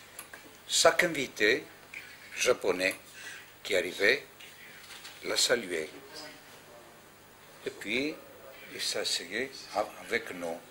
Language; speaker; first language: French; non-native, fluent; Greek